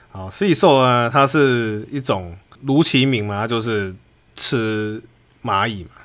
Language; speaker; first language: Chinese; native; Chinese